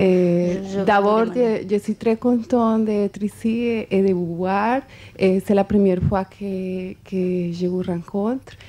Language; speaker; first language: French; non-native, fluent; Spanish